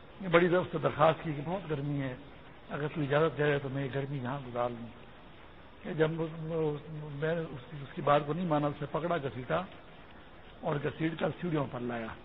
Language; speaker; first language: Urdu; non-native, local second language; Pashto